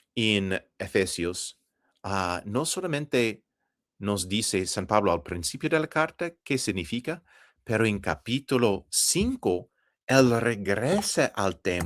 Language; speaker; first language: Spanish; non-native, fluent; English